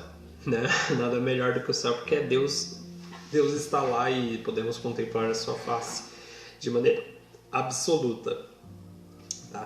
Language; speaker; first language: Portuguese; native; Portuguese